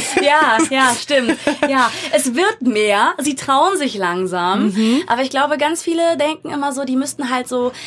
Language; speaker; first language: German; native; German